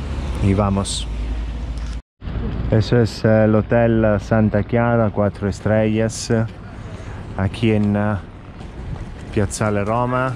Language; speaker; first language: Spanish; non-native, fluent; Italian